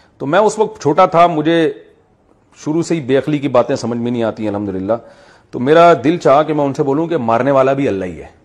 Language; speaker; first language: Urdu; native; Urdu